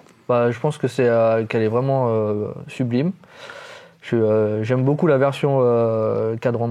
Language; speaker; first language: French; native; French